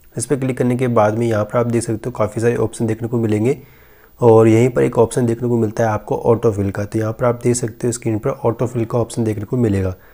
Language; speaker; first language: Hindi; native; Hindi